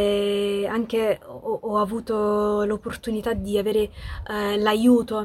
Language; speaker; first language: Italian; non-native, fluent; English